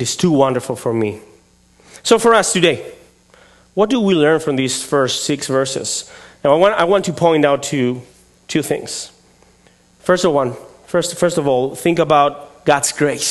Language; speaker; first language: English; non-native, fluent; Spanish